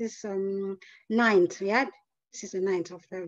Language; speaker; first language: English; non-native, fluent; Indonesian